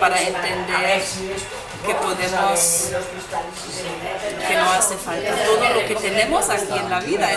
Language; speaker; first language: Spanish; non-native, fluent; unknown